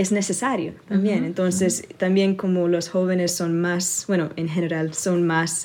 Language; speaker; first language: Spanish; early bilingual, other home language; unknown